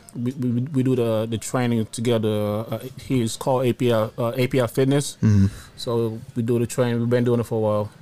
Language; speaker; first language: English; early bilingual, other home language; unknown